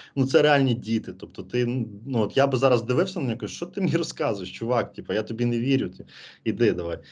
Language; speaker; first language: Ukrainian; native; Ukrainian